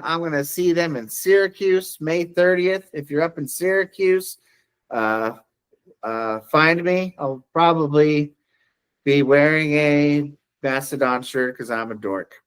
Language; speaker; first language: English; native; English